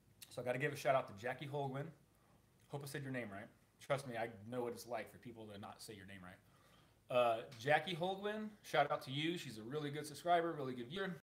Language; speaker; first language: English; native; English